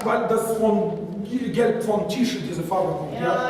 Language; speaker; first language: German; non-native, fluent; Russian